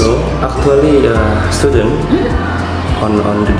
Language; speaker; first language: English; non-native, learner; Indonesian